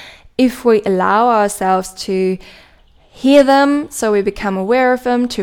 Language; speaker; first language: English; non-native, fluent; German